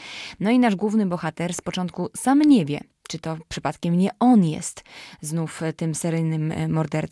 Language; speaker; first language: Polish; native; Polish